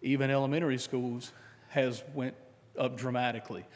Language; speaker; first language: English; native; English